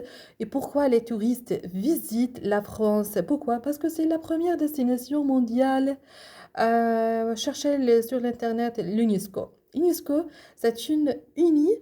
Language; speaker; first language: French; non-native, learner; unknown